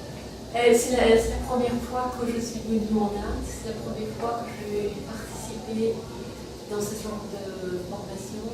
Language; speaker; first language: French; non-native, fluent; Persian